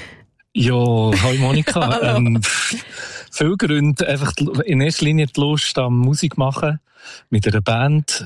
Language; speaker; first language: German; native; German